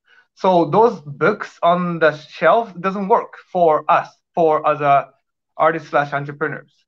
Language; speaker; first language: English; non-native, fluent; Japanese